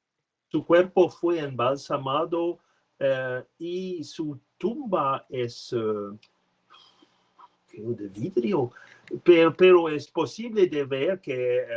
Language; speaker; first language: Spanish; non-native, learner; French